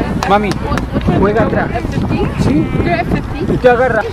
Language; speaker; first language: Spanish; native; Spanish